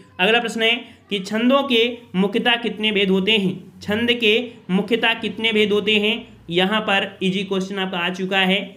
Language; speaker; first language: Hindi; native; Hindi